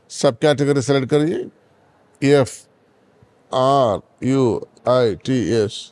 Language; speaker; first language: Hindi; non-native, local second language; Malayalam